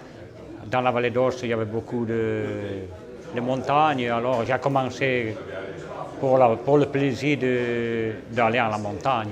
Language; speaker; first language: French; non-native, learner; Italian